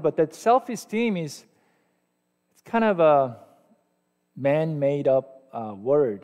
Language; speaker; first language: English; non-native, fluent; Korean